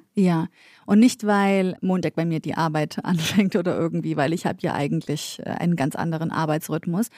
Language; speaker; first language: German; early bilingual, other home language; Central Kurdish